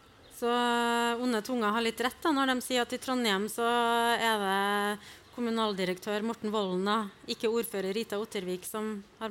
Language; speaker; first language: Norwegian; native; Norwegian